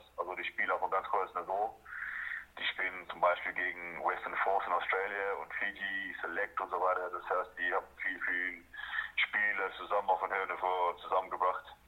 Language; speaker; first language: German; non-native, fluent; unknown